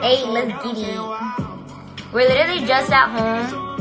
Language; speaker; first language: English; early bilingual, other home language; Spanish